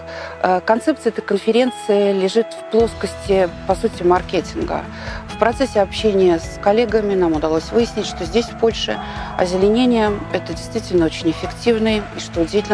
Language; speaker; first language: Russian; native; Russian